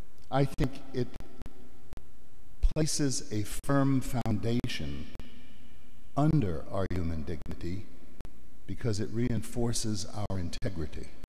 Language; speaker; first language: English; native; English